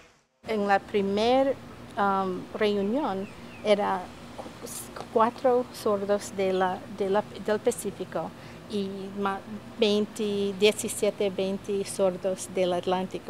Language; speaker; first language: Spanish; non-native, fluent; English